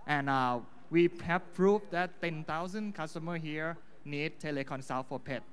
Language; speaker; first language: English; non-native, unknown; Thai